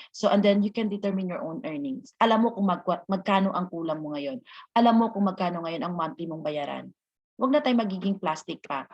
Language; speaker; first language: Filipino; non-native, local second language; Hiligaynon